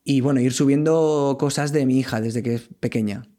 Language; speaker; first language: Spanish; non-native, local second language; Catalan